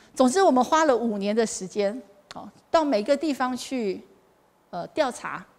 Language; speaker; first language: Chinese; native; Chinese